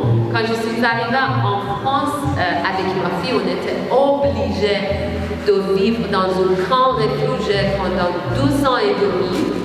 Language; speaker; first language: French; non-native, learner; Persian